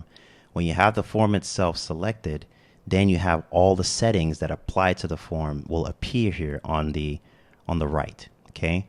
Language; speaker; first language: English; native; English